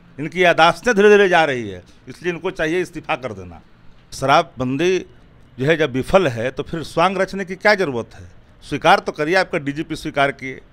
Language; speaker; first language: Hindi; native; Hindi